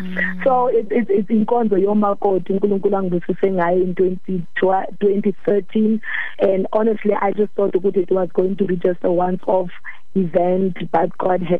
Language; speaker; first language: English; non-native, local second language; Xhosa